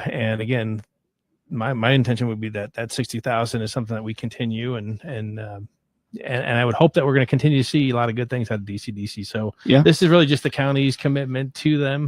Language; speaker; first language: English; native; English